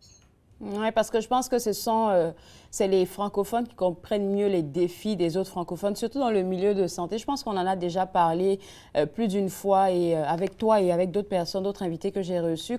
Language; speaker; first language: French; native; French